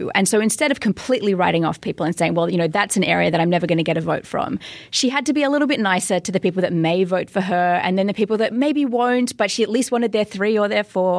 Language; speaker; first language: English; native; English